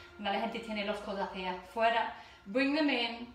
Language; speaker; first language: Spanish; non-native, fluent; English